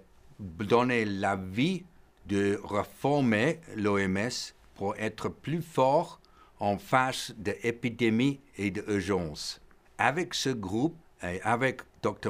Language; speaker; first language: French; non-native, fluent; English